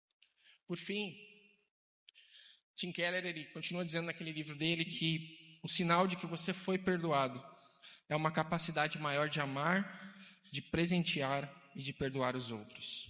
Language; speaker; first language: Portuguese; native; Portuguese